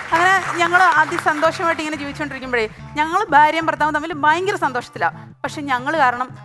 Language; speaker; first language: Malayalam; native; Malayalam